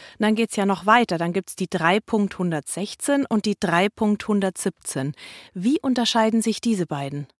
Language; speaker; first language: German; native; German